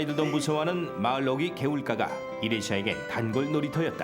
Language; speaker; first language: Korean; native; Korean